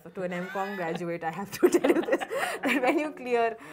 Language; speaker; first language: English; non-native, local second language; Hindi